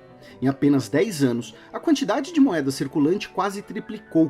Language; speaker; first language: Portuguese; native; Portuguese